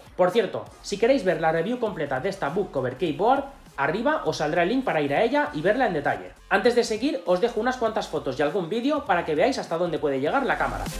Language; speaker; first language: Spanish; native; Spanish